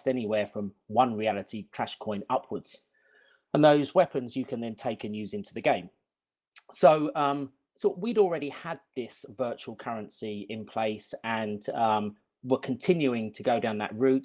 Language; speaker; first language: English; native; English